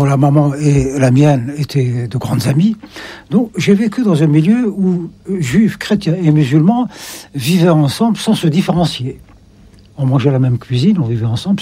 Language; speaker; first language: French; non-native, local second language; Arabic